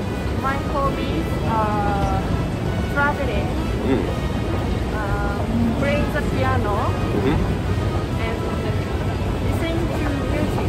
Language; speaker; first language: English; non-native, learner; Japanese